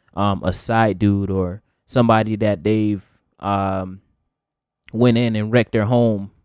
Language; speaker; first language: English; native; English